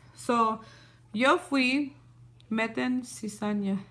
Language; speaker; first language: Spanish; early bilingual, heritage; Spanish